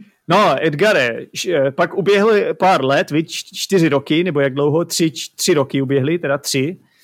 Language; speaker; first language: Czech; native; Czech